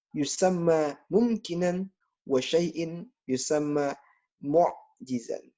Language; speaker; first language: Arabic; non-native, learner; Indonesian